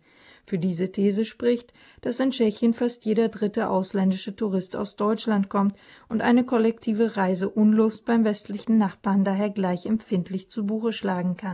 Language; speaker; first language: German; native; German